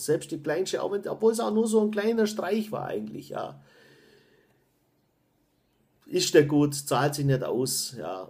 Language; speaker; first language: German; native; German